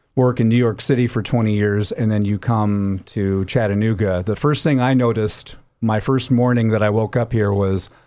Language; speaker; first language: English; native; English